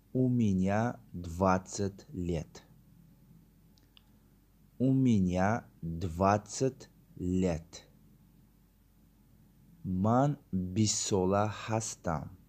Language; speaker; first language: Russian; non-native, learner; Tajik